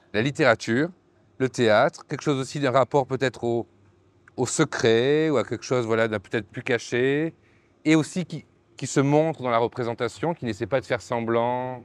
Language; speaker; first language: French; native; French